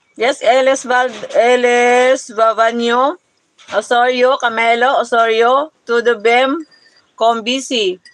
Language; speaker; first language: English; non-native, local second language; Hiligaynon